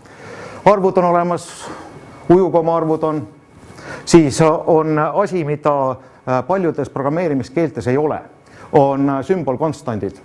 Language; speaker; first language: Estonian; native; Estonian